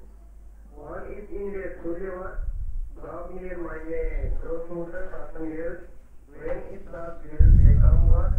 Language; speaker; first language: German; non-native, learner; Hindi